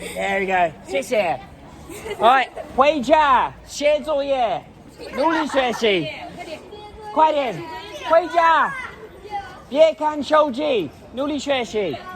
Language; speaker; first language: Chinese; non-native, learner; English